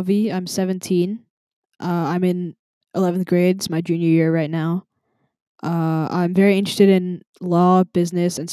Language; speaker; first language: English; native; English